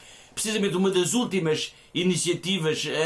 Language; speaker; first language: Portuguese; native; Portuguese